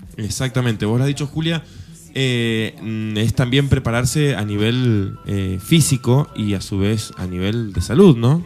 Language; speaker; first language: Spanish; native; Spanish